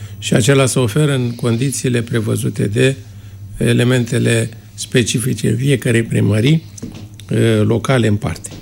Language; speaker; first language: Romanian; native; Romanian